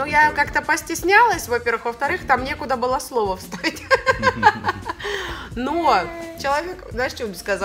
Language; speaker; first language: Russian; native; Russian